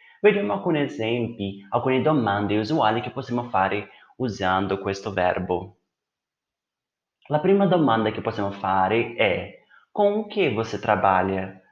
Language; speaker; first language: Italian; non-native, fluent; Portuguese